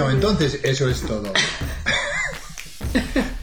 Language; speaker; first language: Spanish; non-native, fluent; English